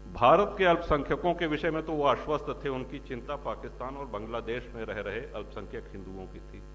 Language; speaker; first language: Hindi; native; Hindi